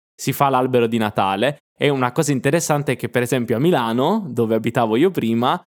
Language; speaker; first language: Italian; native; Italian